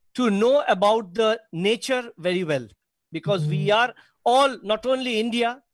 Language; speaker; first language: English; non-native, local second language; Bangla